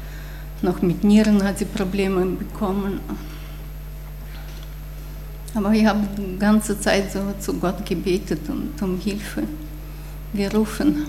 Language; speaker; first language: German; non-native, learner; Russian